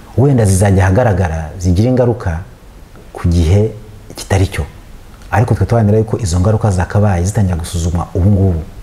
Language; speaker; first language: Kinyarwanda; early bilingual, heritage; Kinyarwanda